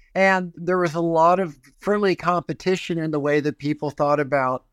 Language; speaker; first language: English; native; English